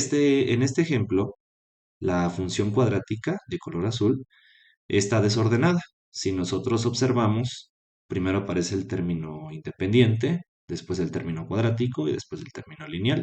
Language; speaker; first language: Spanish; native; Spanish